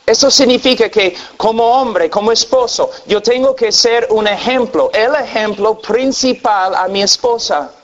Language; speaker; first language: Spanish; non-native, fluent; English